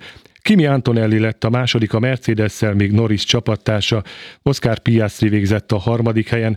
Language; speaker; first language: Hungarian; native; Hungarian